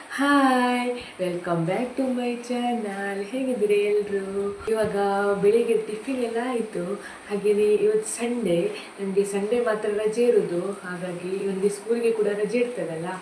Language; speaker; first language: Kannada; non-native, local second language; Tulu